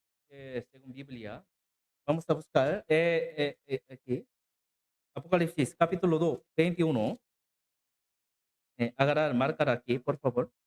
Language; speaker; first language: Spanish; non-native, learner; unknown